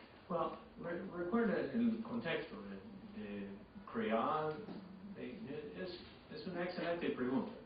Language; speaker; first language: Spanish; non-native, fluent; English